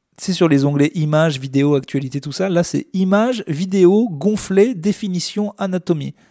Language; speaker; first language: French; native; French